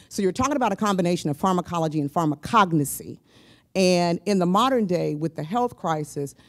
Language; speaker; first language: English; native; English